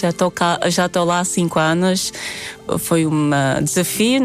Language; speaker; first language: Portuguese; non-native, fluent; Latvian